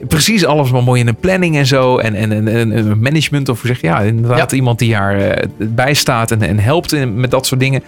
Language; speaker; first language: Dutch; native; Dutch